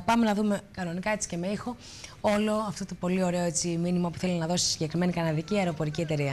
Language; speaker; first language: Greek; native; Greek